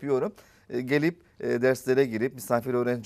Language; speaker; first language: Turkish; native; Turkish